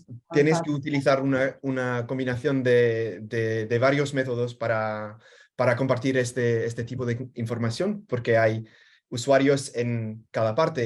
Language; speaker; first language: Spanish; non-native, fluent; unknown